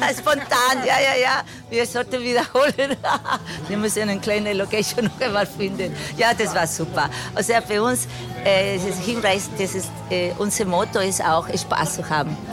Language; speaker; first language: German; non-native, fluent; Spanish